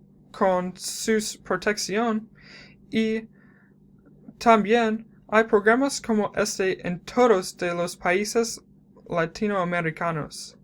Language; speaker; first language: Spanish; non-native, learner; English